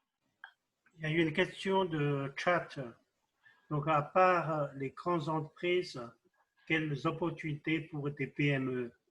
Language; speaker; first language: French; non-native, fluent; Chinese